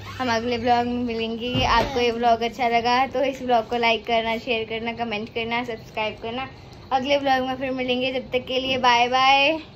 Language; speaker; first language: Hindi; non-native, local second language; Punjabi